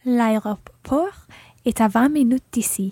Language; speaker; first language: French; non-native, learner; English